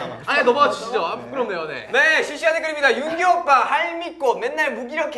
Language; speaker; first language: Korean; native; Korean